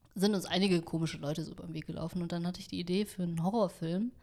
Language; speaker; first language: German; early bilingual, other home language; Vietnamese